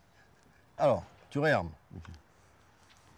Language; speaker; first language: French; native; French